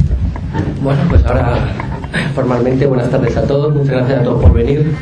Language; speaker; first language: Spanish; native; Spanish